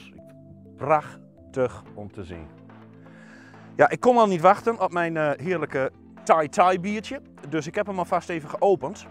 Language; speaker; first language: Dutch; native; Dutch